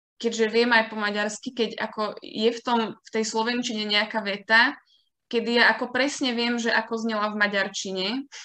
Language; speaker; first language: Slovak; native; Slovak